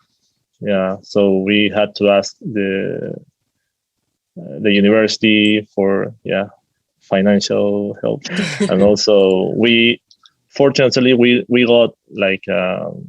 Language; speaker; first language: English; non-native, fluent; Spanish